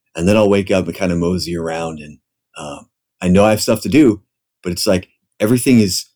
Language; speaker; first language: English; native; English